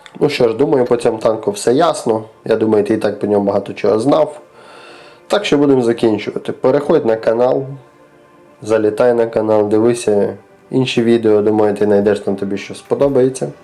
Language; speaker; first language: Ukrainian; native; Ukrainian